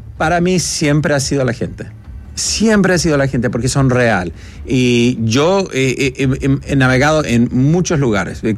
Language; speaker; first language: Spanish; early bilingual, heritage; Spanish